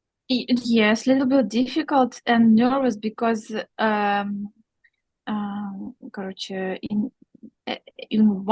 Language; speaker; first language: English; non-native, learner; Russian